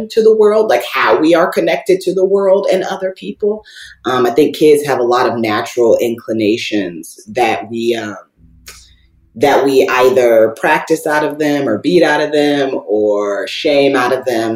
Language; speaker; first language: English; native; English